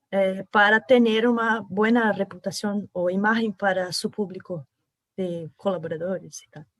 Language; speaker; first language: Spanish; non-native, fluent; Portuguese